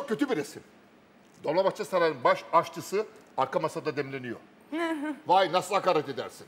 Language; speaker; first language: Turkish; native; Turkish